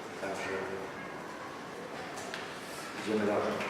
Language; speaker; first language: Polish; non-native, fluent; Slovenian